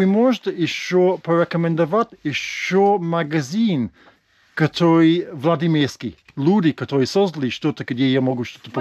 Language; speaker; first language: Russian; non-native, learner; English